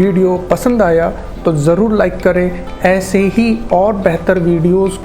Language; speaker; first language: Hindi; native; Hindi